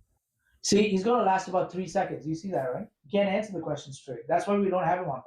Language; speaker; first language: English; native; English